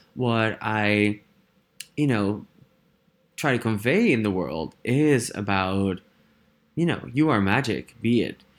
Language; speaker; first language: English; non-native, fluent; Dutch